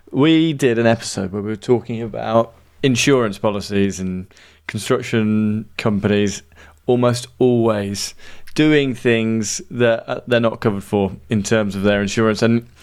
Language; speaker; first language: English; native; English